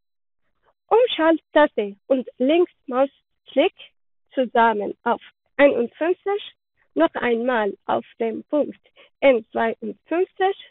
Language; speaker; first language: German; non-native, learner; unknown